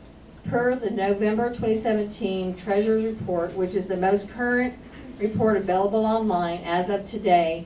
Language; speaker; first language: English; native; English